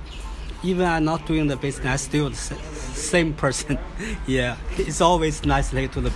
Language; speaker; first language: English; non-native, fluent; Chinese